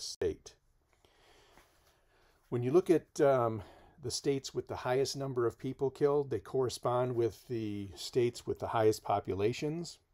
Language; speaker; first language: English; native; English